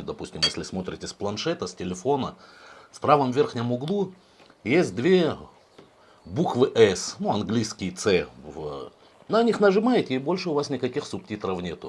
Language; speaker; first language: Russian; native; Russian